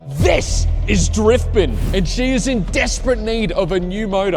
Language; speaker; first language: English; native; English